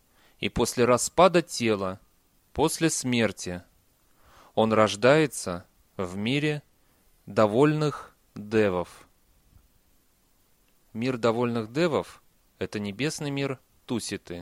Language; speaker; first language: Russian; native; Russian